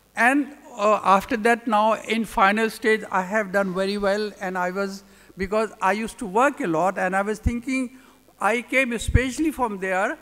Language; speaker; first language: English; non-native, local second language; Urdu